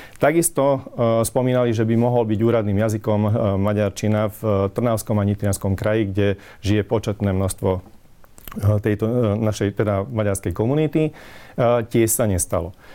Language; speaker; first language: Slovak; non-native, local second language; Hungarian